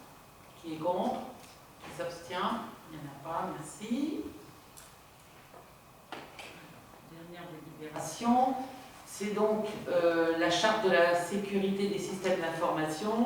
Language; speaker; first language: French; native; French